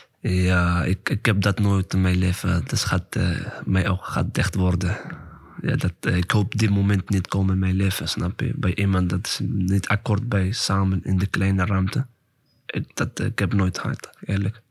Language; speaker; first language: Dutch; non-native, learner; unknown